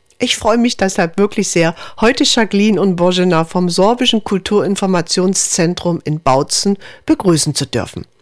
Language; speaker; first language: German; native; German